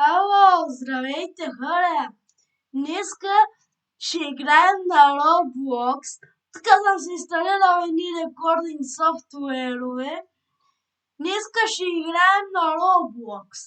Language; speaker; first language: Bulgarian; native; Bulgarian